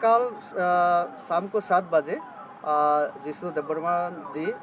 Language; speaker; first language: Hindi; non-native, local second language; Bangla